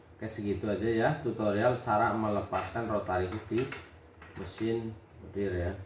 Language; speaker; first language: Indonesian; native; Indonesian